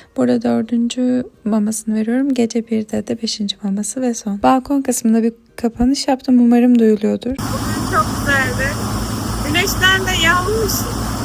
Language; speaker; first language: Turkish; native; Turkish